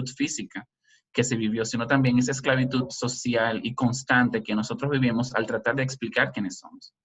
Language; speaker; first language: Spanish; native; Spanish